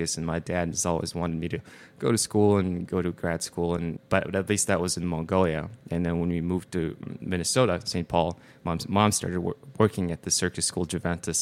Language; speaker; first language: English; non-native, fluent; Mongolian